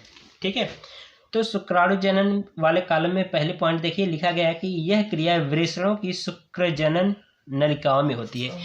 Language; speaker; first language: Hindi; native; Hindi